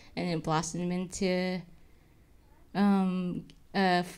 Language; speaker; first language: English; native; English